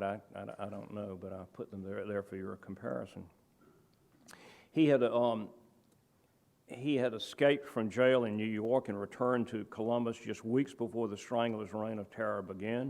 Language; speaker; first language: English; native; English